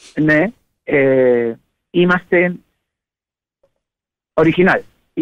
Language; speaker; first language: Greek; non-native, learner; Spanish